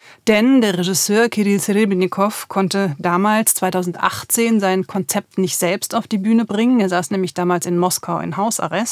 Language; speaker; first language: German; native; German